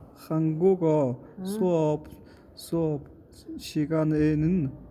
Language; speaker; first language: Korean; non-native, fluent; Mongolian